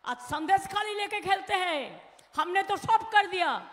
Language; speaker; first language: Hindi; non-native, local second language; Bangla